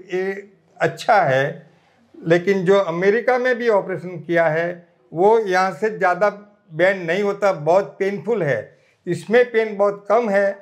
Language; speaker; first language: Hindi; non-native, local second language; Gujarati